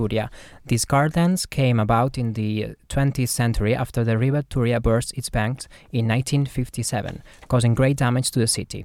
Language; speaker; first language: English; non-native, fluent; Spanish